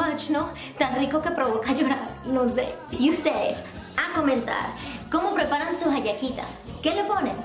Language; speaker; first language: Spanish; native; Spanish